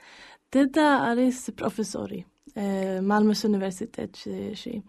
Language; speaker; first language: Georgian; early bilingual, heritage; Georgian